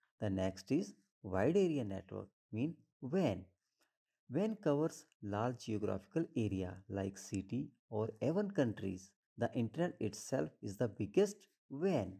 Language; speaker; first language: English; non-native, local second language; Hindi